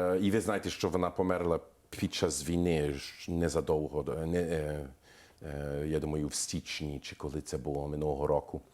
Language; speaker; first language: Ukrainian; early bilingual, heritage; Ukrainian